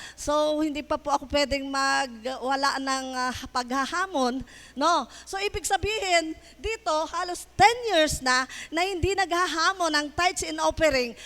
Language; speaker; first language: Filipino; native; Filipino